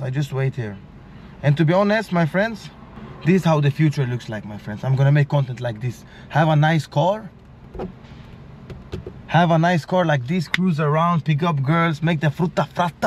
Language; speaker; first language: English; non-native, fluent; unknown